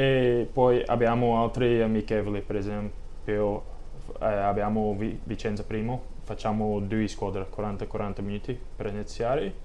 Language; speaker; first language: Italian; non-native, learner; English